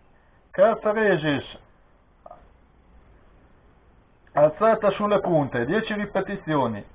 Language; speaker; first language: Italian; native; Italian